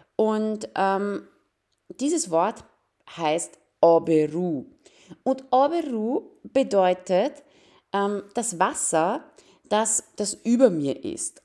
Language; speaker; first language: German; early bilingual, other home language; Persian